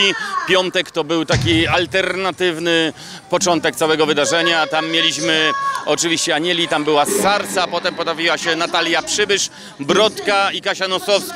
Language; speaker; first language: Polish; native; Polish